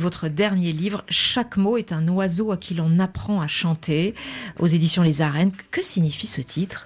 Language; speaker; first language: French; native; French